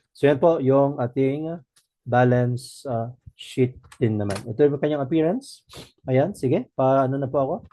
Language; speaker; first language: Filipino; non-native, local second language; Iloko